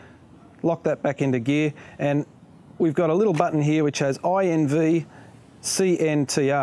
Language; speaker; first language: English; native; English